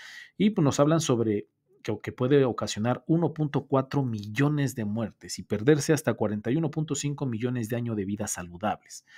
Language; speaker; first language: Spanish; native; Spanish